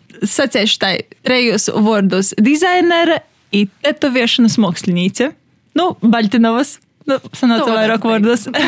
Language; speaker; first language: Latvian; native; Latvian